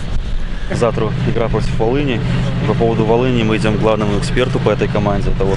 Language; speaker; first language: Russian; native; Russian